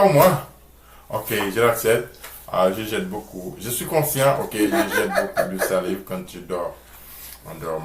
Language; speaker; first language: French; non-native, local second language; Haitian Creole